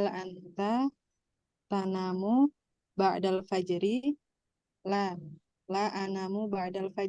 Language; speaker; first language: Arabic; non-native, learner; Indonesian